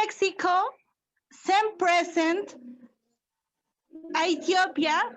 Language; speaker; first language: English; non-native, learner; Spanish